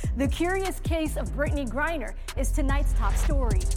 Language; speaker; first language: English; non-native, fluent; Somali